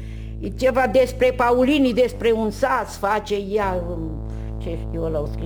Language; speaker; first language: Romanian; native; Romanian